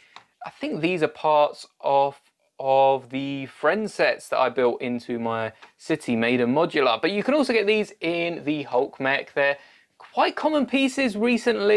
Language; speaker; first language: English; native; English